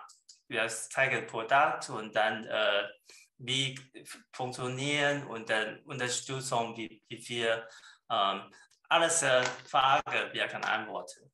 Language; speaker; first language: German; non-native, learner; Chinese